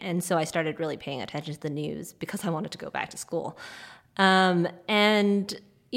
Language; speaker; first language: English; non-native, local second language; Cantonese